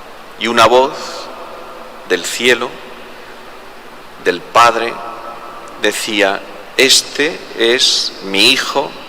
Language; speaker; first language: Spanish; native; Spanish